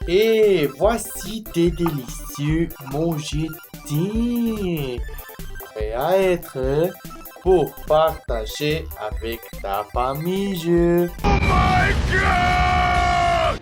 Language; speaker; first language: French; non-native, learner; Spanish